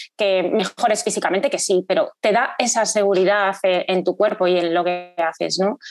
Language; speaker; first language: Spanish; native; Spanish